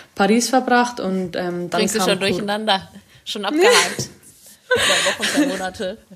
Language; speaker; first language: German; native; German